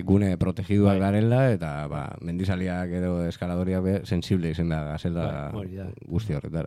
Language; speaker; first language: Basque; native; Basque